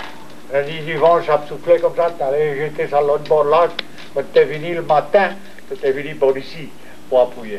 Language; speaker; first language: French; native; French